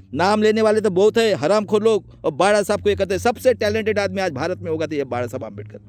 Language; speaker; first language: Hindi; non-native, local second language; Marathi